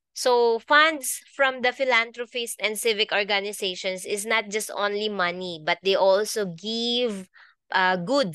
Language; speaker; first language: English; non-native, local second language; Filipino